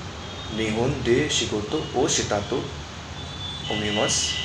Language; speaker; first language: Japanese; non-native, learner; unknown